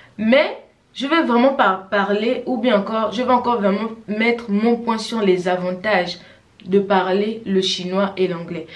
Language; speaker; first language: French; non-native, local second language; Fang